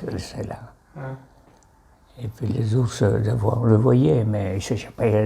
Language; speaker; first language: French; non-native, local second language; Basque